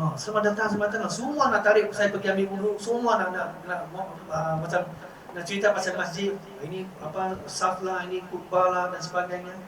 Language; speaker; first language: Malay; non-native, local second language; Chinese